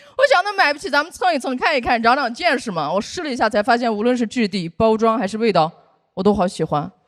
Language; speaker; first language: Chinese; non-native, local second language; Uyghur